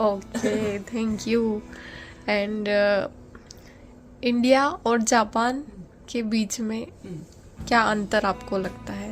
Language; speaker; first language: Hindi; native; Hindi